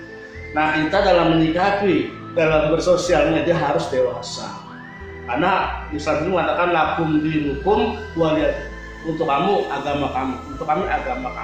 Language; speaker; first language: Indonesian; native; Indonesian